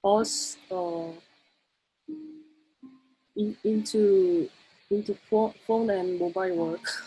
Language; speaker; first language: English; non-native, learner; Korean